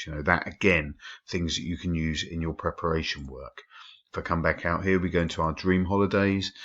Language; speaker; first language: English; native; English